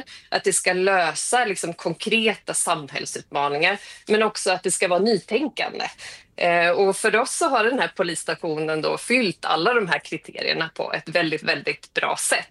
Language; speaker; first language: Swedish; native; Swedish